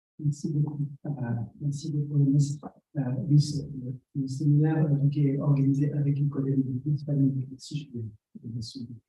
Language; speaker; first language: French; native; French